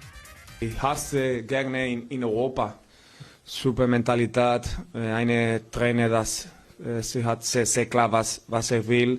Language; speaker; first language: German; non-native, learner; Spanish